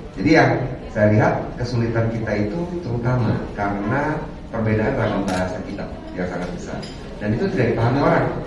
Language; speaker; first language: Indonesian; non-native, local second language; Minangkabau